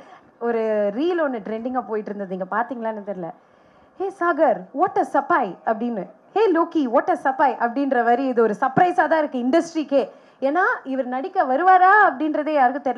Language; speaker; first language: Tamil; native; Tamil